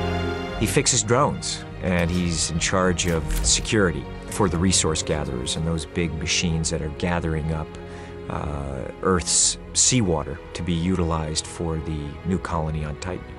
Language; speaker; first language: English; native; English